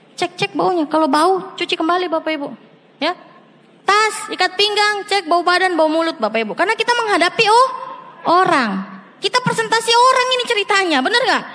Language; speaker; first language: Indonesian; native; Indonesian